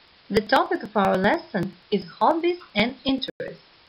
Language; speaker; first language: English; non-native, fluent; Ukrainian